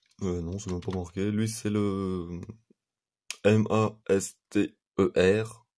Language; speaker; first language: French; native; French